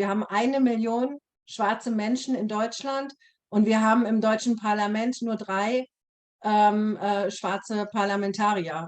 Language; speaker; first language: German; native; German